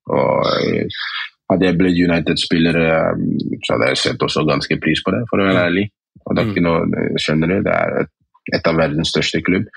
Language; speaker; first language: Norwegian; early bilingual, other home language; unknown